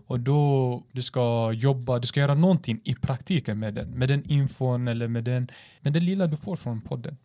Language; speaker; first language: Swedish; early bilingual, other home language; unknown